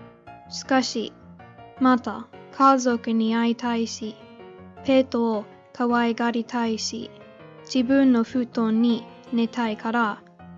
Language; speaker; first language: Japanese; non-native, learner; English